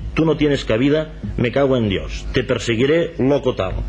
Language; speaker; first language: Spanish; non-native, local second language; Catalan